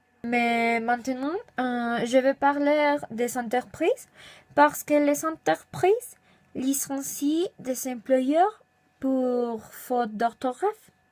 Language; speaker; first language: French; non-native, learner; Spanish